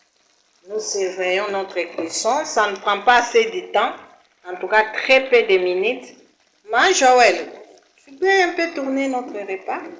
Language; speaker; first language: French; non-native, local second language; Lingala